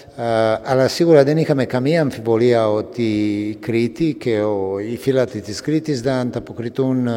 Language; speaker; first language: Greek; non-native, fluent; Serbian